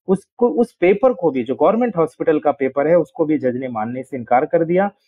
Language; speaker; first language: Hindi; non-native, local second language; Urdu